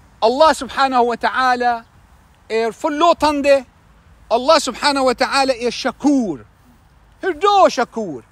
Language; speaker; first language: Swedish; non-native, fluent; Arabic